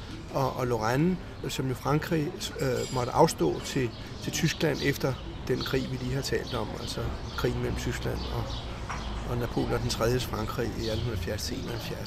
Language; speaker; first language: Danish; native; Danish